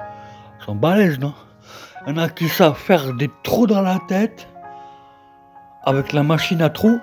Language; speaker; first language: French; native; French